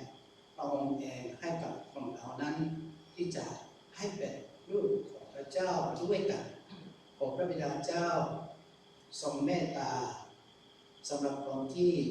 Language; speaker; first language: Thai; non-native, local second language; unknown